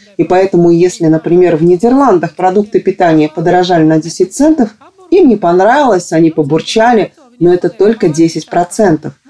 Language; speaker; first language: Russian; non-native, local second language; Latvian